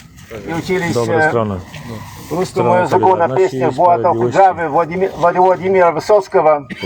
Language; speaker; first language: Russian; native; Russian